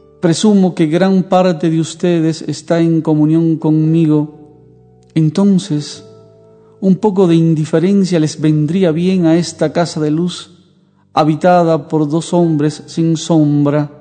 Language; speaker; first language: Spanish; native; Spanish